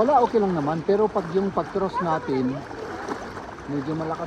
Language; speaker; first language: Filipino; native; Filipino